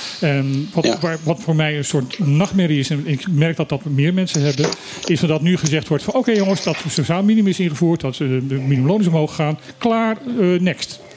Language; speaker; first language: Dutch; non-native, local second language; Papiamento